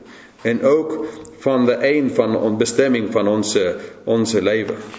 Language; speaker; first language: Dutch; non-native, fluent; English